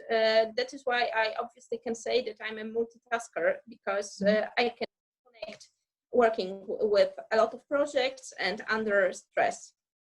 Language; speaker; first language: English; non-native, fluent; Polish